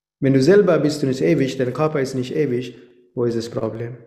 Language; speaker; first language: German; non-native, fluent; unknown